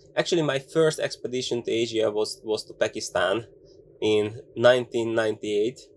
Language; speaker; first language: English; non-native, fluent; Hungarian